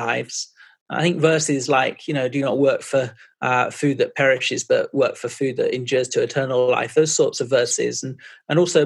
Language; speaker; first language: English; native; English